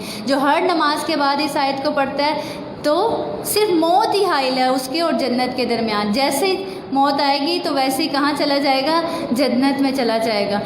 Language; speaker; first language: Urdu; native; Urdu